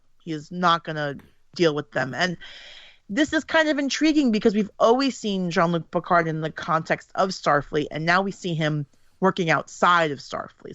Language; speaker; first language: English; native; English